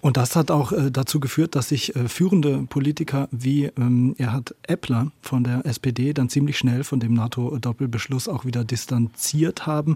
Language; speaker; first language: German; native; German